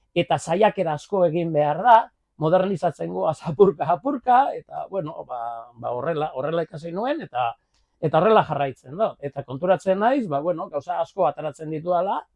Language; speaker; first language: Basque; native; Basque